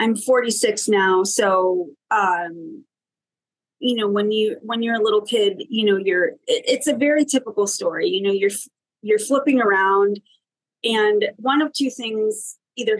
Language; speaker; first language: English; native; English